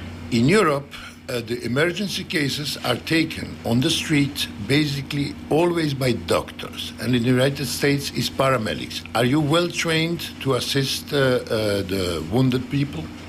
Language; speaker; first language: English; non-native, fluent; Croatian